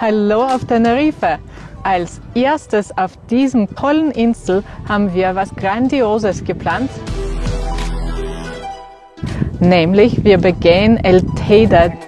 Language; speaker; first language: German; non-native, fluent; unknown